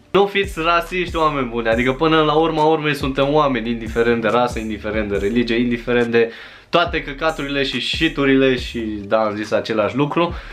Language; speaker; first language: Romanian; early bilingual, other home language; Chinese